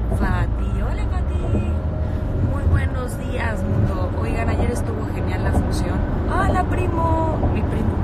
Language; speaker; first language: Spanish; early bilingual, other home language; French